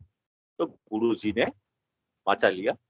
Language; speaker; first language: Hindi; non-native, local second language; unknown